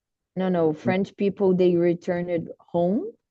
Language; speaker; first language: English; non-native, learner; Portuguese